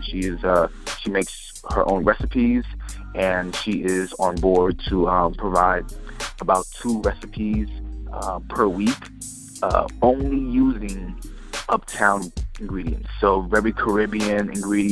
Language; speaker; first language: English; native; English